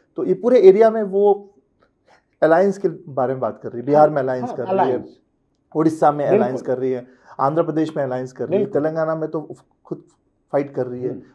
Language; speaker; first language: Hindi; non-native, local second language; Telugu